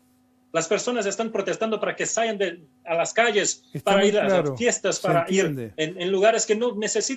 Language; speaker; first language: Spanish; non-native, fluent; Portuguese